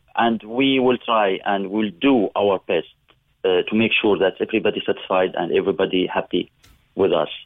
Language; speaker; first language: English; non-native, learner; Arabic